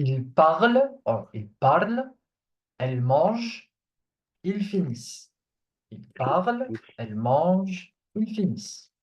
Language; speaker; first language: French; non-native, fluent; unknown